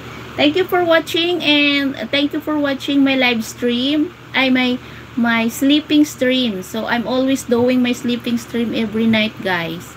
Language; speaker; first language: English; non-native, local second language; Filipino